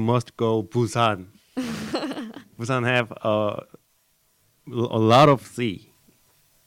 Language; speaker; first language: English; non-native, learner; Korean